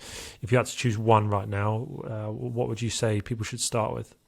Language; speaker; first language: English; native; English